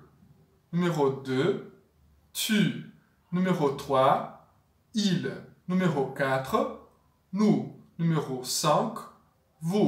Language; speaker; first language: French; non-native, fluent; Portuguese